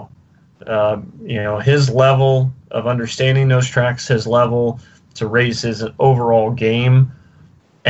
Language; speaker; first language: English; native; English